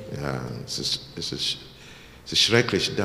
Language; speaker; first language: German; non-native, learner; English